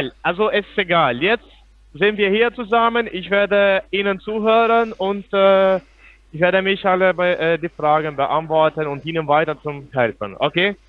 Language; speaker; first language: German; non-native, fluent; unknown